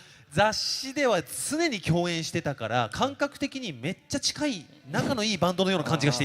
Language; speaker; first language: Japanese; native; Japanese